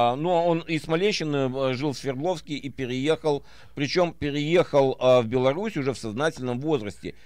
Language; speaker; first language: Russian; native; Russian